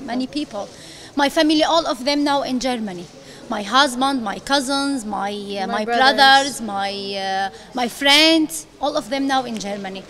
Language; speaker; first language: English; non-native, learner; Arabic